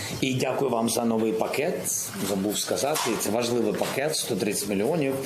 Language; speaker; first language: Ukrainian; non-native, local second language; Russian